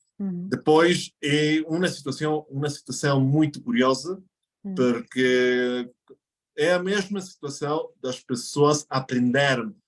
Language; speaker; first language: Portuguese; non-native, fluent; Spanish